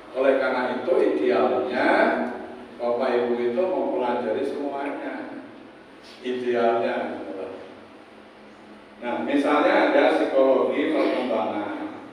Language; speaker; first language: Indonesian; non-native, local second language; Javanese